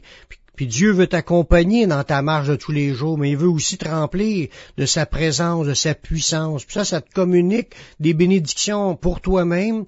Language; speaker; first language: French; native; French